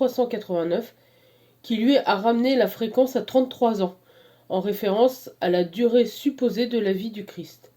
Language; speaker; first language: French; native; French